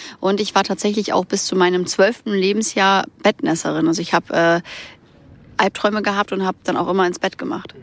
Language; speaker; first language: German; early bilingual, other home language; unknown